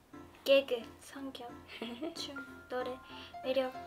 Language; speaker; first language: Korean; non-native, fluent; Japanese